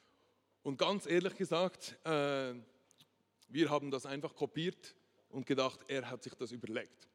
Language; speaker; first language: German; non-native, local second language; French